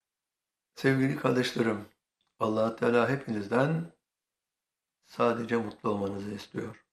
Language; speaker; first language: Turkish; native; Turkish